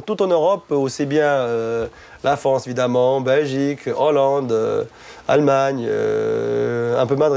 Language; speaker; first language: French; non-native, fluent; Chinese